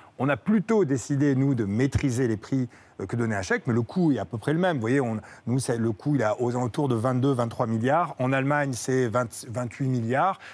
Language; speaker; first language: French; native; French